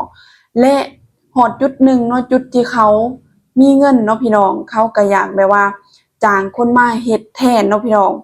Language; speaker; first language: Thai; non-native, local second language; Lao